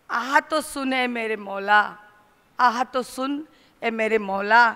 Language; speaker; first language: Hindi; non-native, local second language; Marathi